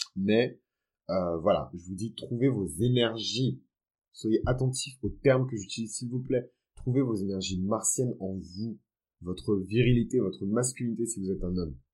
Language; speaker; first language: French; early bilingual, other home language; Fon